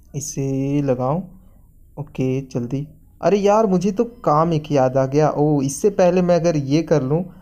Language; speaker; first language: Hindi; native; Hindi